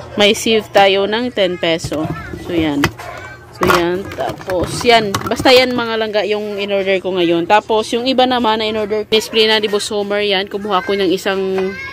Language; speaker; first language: Filipino; non-native, local second language; Cebuano